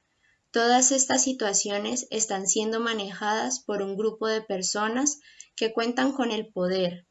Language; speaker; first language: Spanish; native; Spanish